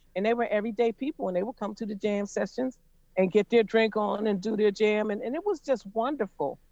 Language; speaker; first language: English; native; English